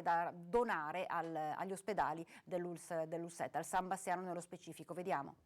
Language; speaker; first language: Italian; native; Italian